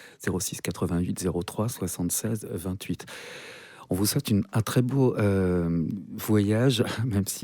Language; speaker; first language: French; native; French